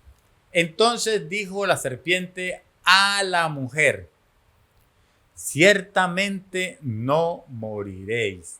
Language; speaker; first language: Spanish; native; Spanish